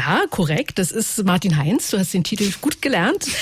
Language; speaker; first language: German; native; German